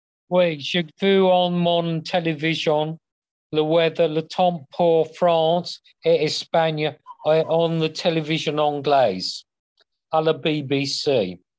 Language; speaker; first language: French; non-native, learner; English